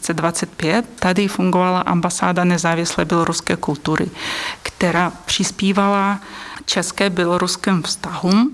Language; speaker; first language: Czech; non-native, fluent; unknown